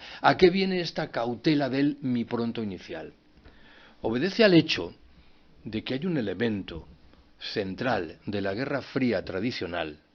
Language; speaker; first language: Spanish; native; Spanish